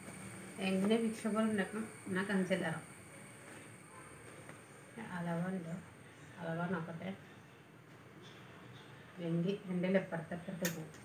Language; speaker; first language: Malayalam; non-native, learner; Tamil